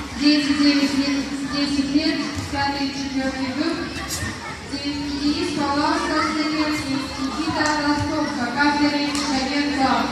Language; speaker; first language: Russian; native; Russian